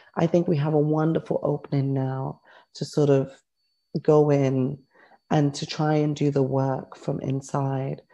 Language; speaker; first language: English; native; English